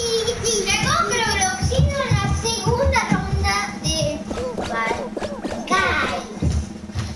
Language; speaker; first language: Spanish; native; Spanish